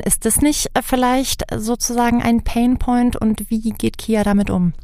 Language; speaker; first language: German; native; German